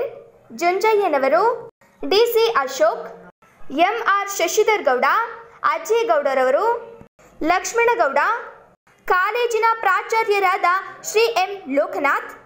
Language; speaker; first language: Kannada; native; Kannada